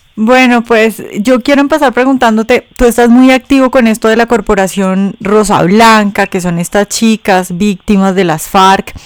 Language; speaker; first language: Spanish; native; Spanish